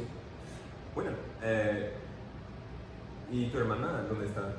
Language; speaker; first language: Spanish; non-native, fluent; English